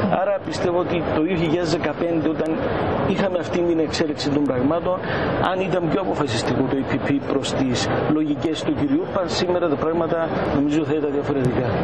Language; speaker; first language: Greek; native; Greek